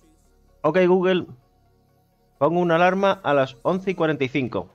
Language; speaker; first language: Spanish; native; Spanish